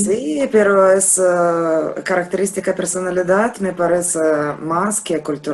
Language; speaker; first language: Spanish; non-native, learner; Russian